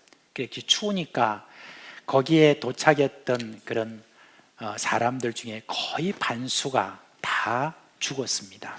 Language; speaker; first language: Korean; native; Korean